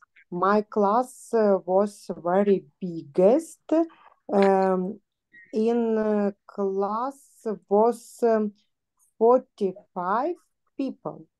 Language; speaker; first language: English; non-native, learner; Russian